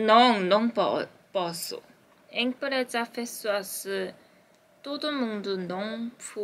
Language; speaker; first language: Portuguese; non-native, learner; Korean